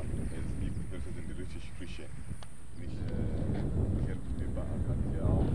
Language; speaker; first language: German; non-native, learner; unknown